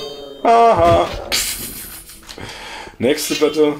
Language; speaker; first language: German; native; German